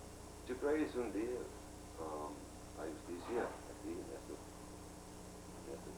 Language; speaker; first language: Spanish; non-native, learner; English